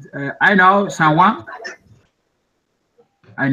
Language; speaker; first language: English; non-native, learner; Spanish